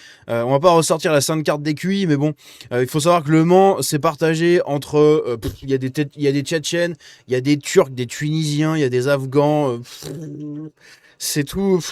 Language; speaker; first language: French; native; French